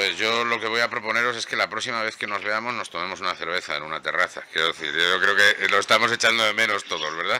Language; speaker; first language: Spanish; native; Spanish